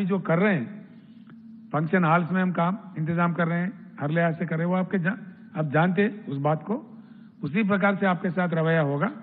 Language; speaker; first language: Hindi; non-native, local second language; Telugu